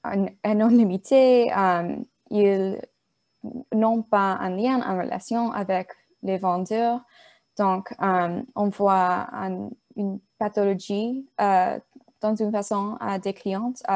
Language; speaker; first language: French; non-native, learner; English